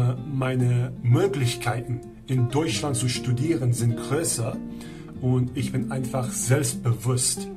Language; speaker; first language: German; non-native, fluent; Persian